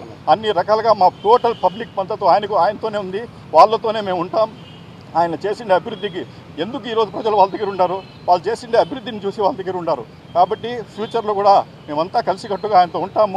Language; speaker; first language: Telugu; native; Telugu